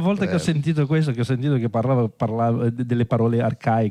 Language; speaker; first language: Italian; non-native, fluent; Portuguese